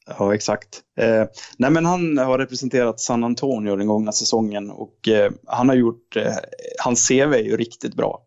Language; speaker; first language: Swedish; native; Swedish